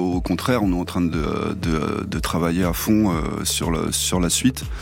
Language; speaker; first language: French; native; French